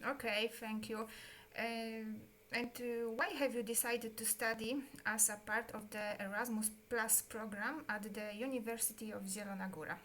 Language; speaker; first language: English; non-native, learner; Polish